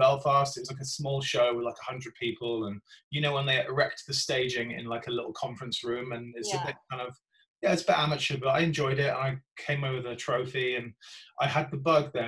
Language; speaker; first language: English; native; English